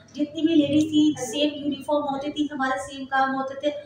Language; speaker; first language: Hindi; native; Hindi